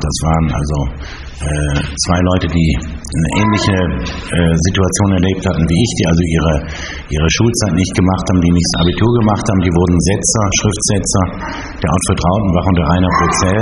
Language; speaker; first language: German; native; German